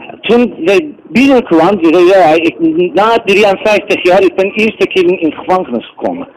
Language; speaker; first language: Dutch; non-native, learner; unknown